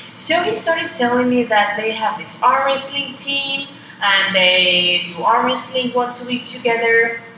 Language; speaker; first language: English; non-native, fluent; Estonian